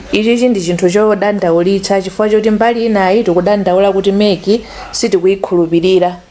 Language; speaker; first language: Nyanja; native; Nyanja